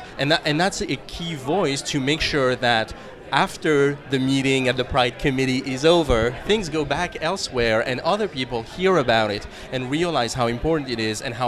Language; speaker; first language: English; non-native, fluent; French